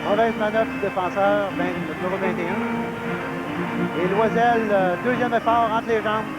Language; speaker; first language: French; native; French